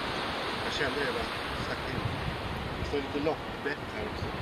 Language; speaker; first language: Swedish; native; Swedish